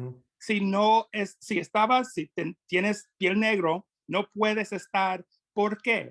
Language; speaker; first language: Spanish; non-native, fluent; English